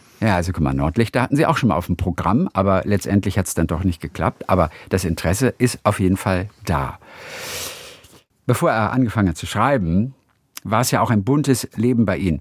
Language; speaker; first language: German; native; German